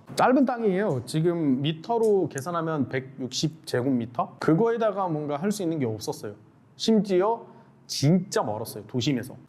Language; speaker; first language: Korean; non-native, fluent; Arabic